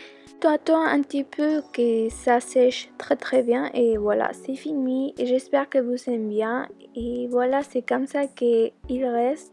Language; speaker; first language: French; non-native, learner; Spanish